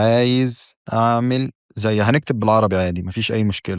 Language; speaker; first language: Arabic; native; Arabic